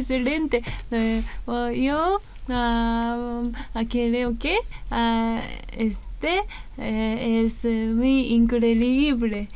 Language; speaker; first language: Spanish; non-native, learner; Japanese